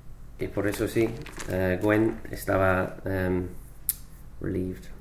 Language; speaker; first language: Spanish; non-native, fluent; English